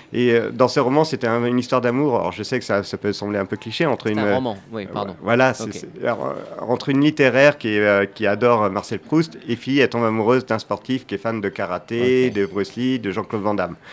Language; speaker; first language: French; native; French